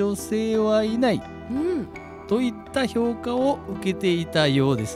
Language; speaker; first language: Japanese; native; Japanese